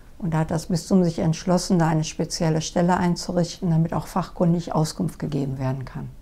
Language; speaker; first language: German; native; German